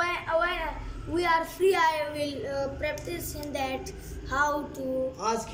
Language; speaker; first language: English; non-native, learner; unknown